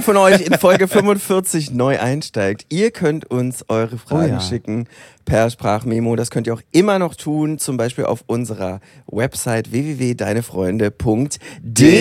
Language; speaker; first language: German; native; German